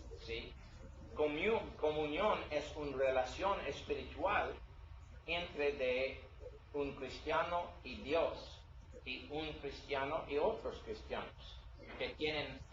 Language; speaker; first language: Spanish; non-native, learner; English